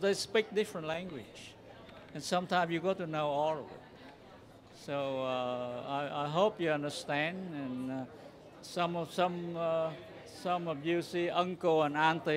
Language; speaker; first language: English; non-native, fluent; Vietnamese